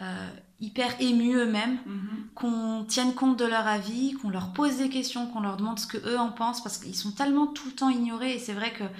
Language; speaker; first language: French; native; French